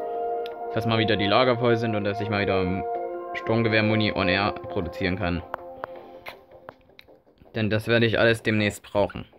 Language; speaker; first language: German; native; German